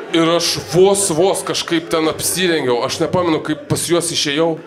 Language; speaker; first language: Lithuanian; non-native, local second language; Polish